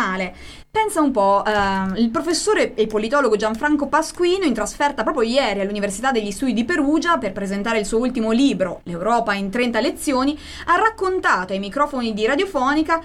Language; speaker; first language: Italian; native; Italian